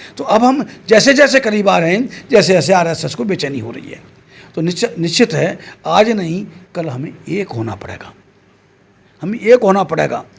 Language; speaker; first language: Hindi; native; Hindi